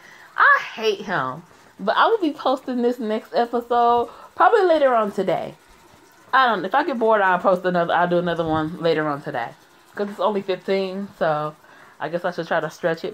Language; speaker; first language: English; native; English